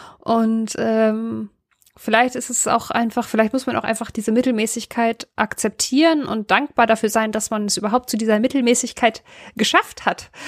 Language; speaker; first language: German; native; German